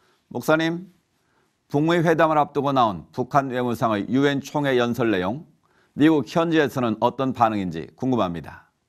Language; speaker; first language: Korean; native; Korean